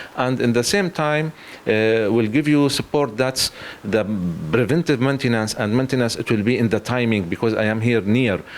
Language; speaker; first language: English; non-native, learner; Arabic